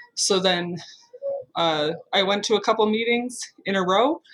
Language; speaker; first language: English; native; English